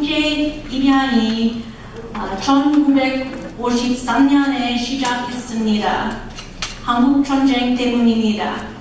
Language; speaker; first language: Korean; non-native, learner; English